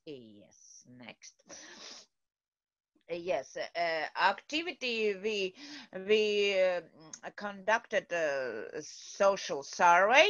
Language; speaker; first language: English; non-native, learner; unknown